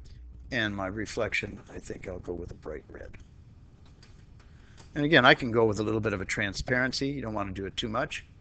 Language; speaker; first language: English; native; English